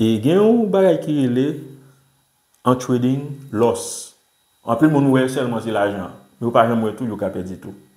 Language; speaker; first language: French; non-native, local second language; Haitian Creole